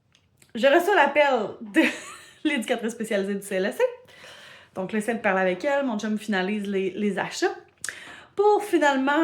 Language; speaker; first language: French; native; French